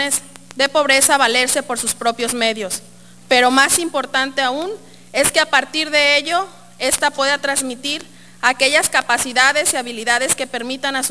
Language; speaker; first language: Spanish; native; Spanish